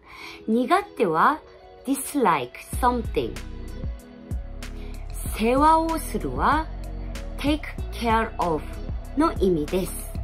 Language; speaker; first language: Japanese; non-native, fluent; Korean